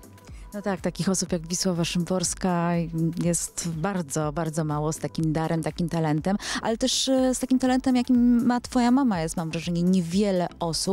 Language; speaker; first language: Polish; native; Polish